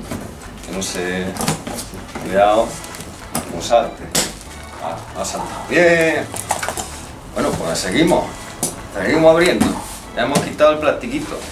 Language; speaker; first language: Spanish; native; Spanish